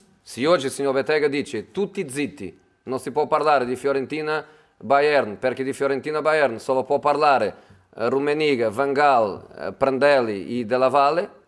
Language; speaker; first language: Italian; non-native, fluent; Portuguese